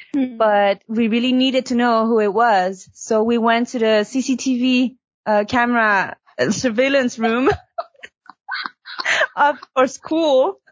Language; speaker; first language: English; early bilingual, heritage; Chinese